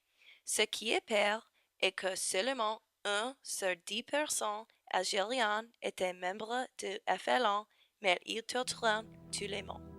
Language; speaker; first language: French; non-native, learner; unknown